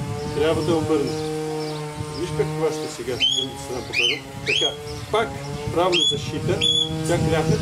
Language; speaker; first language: Bulgarian; non-native, learner; Russian